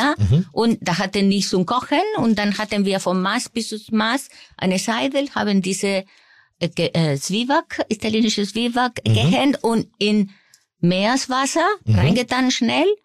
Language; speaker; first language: German; non-native, fluent; Spanish